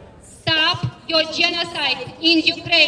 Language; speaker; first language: English; non-native, fluent; Ukrainian